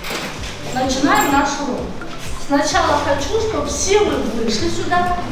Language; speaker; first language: Russian; non-native, local second language; Kazakh